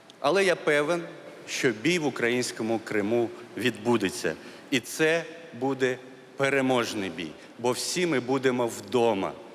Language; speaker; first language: Ukrainian; non-native, local second language; Crimean Tatar